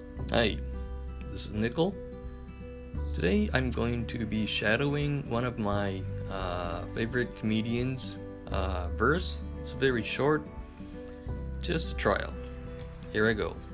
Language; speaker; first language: English; non-native, fluent; Japanese